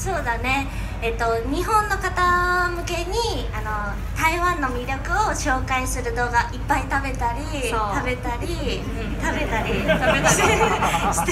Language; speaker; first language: Japanese; native; Japanese